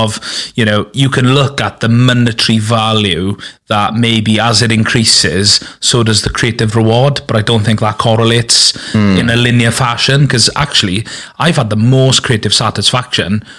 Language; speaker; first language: English; native; English